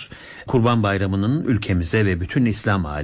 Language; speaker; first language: Turkish; native; Turkish